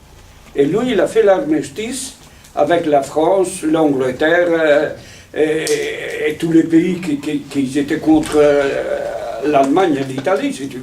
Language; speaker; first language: French; non-native, fluent; Italian